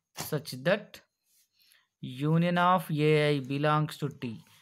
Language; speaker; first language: English; non-native, local second language; Telugu